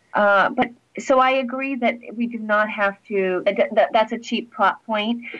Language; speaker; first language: English; native; English